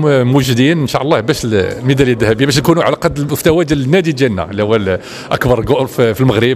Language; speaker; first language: Arabic; native; Arabic